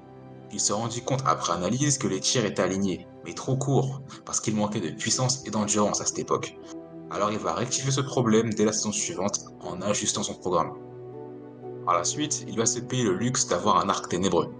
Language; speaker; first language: French; native; French